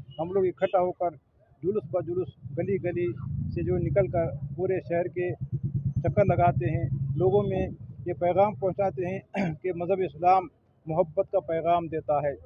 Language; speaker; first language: Urdu; native; Urdu